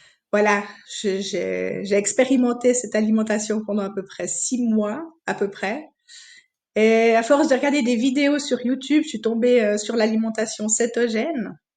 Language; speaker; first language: French; native; French